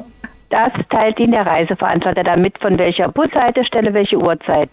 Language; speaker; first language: German; native; German